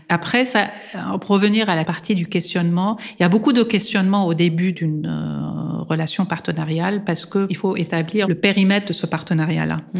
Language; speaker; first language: French; non-native, local second language; Armenian